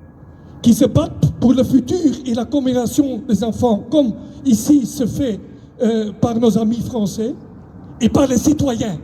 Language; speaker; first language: French; non-native, local second language; Dutch